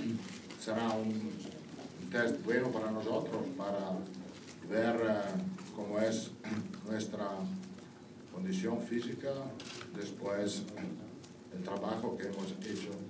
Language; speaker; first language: Spanish; non-native, fluent; Italian